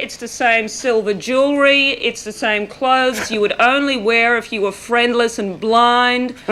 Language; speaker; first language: English; native; English